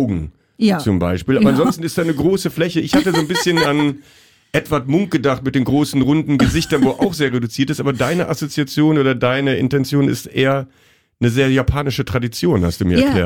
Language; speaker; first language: German; native; German